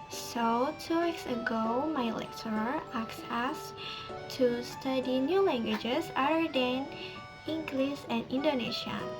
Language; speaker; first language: English; non-native, learner; Indonesian